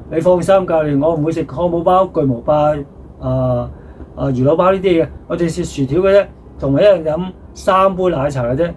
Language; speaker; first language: Cantonese; native; Cantonese